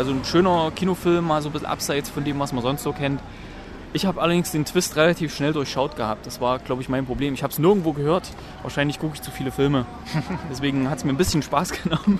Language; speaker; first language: German; native; German